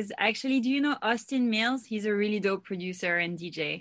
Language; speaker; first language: English; non-native, fluent; French